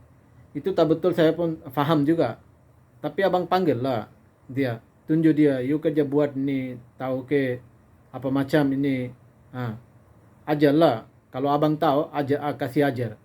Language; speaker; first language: Indonesian; non-native, fluent; Bangla